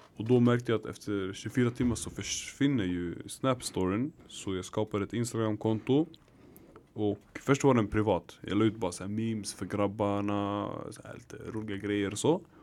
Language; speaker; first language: Swedish; early bilingual, other home language; Arabic